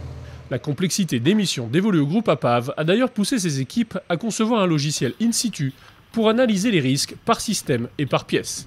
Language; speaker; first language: French; native; French